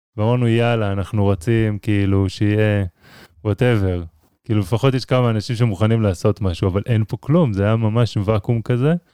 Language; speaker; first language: Hebrew; native; Hebrew